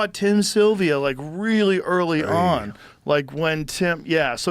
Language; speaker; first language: English; native; English